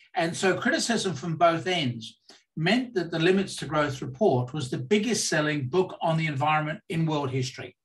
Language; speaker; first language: English; native; English